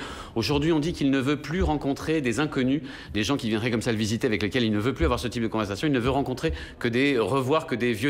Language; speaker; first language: French; native; French